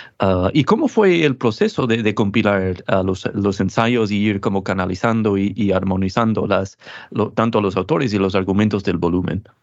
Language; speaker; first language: Spanish; non-native, fluent; English